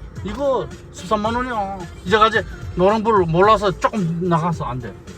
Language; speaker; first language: Korean; non-native, learner; Chinese